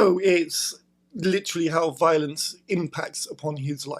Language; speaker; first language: English; native; English